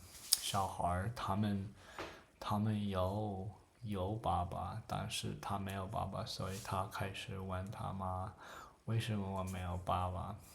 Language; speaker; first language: Chinese; non-native, learner; English